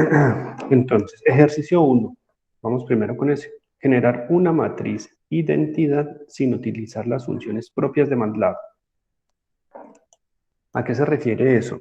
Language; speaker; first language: Spanish; native; Spanish